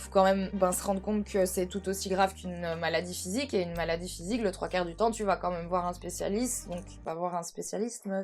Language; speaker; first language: French; native; French